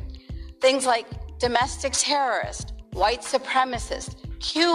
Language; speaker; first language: English; early bilingual, other home language; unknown